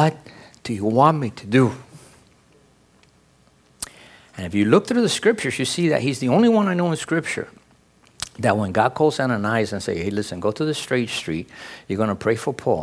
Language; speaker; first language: English; early bilingual, other home language; Spanish